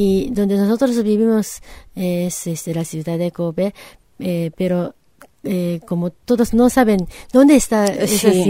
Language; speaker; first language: Spanish; non-native, fluent; Japanese